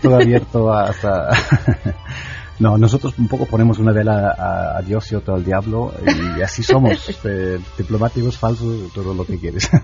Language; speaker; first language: Spanish; non-native, fluent; English